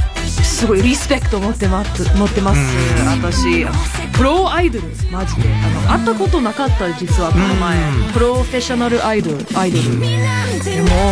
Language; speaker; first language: Japanese; non-native, learner; English